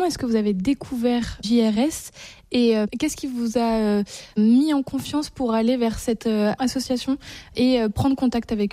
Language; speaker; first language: French; native; French